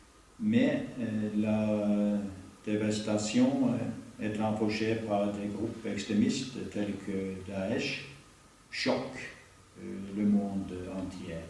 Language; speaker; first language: French; non-native, learner; Norwegian